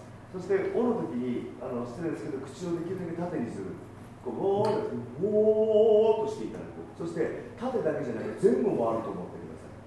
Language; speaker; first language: Japanese; native; Japanese